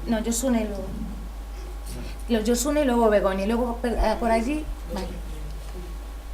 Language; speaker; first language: Spanish; native; Spanish